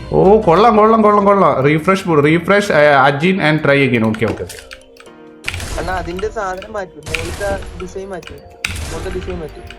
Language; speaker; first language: Malayalam; native; Malayalam